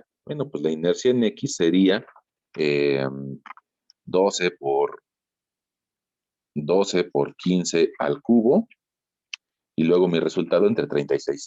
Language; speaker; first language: Spanish; native; Spanish